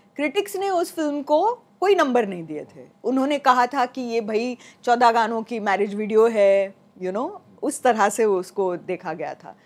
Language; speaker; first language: Hindi; non-native, local second language; Marathi